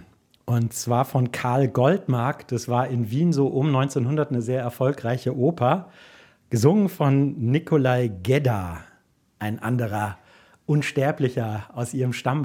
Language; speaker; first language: German; native; German